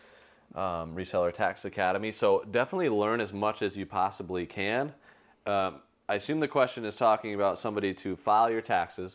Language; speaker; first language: English; native; English